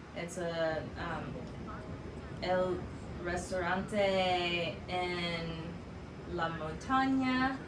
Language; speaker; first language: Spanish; non-native, learner; English